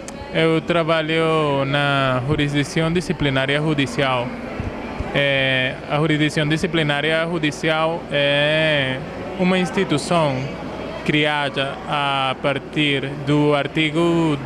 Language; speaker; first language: Portuguese; non-native, fluent; Spanish